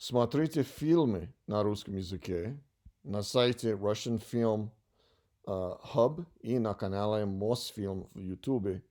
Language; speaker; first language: Russian; non-native, learner; English